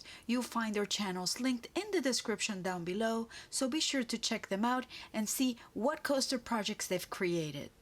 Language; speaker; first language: English; native; English